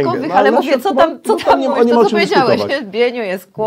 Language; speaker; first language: Polish; native; Polish